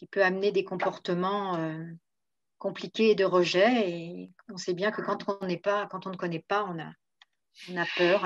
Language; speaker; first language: French; native; French